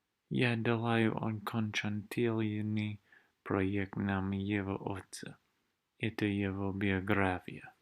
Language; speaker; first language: Russian; non-native, learner; English